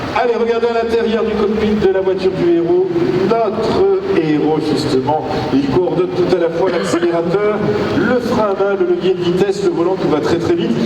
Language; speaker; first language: French; native; French